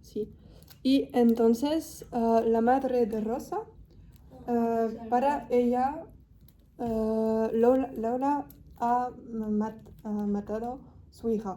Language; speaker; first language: Spanish; non-native, fluent; French